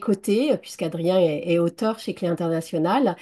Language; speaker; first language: French; native; French